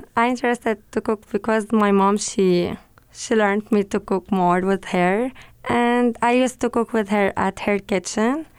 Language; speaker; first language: English; non-native, learner; Arabic